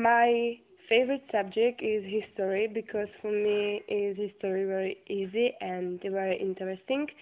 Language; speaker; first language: English; non-native, learner; Czech